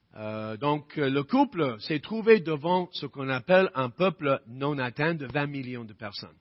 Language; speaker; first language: French; non-native, fluent; English